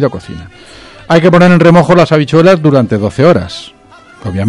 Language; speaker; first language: Spanish; native; Spanish